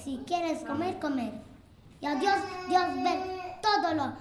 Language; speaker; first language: Spanish; non-native, learner; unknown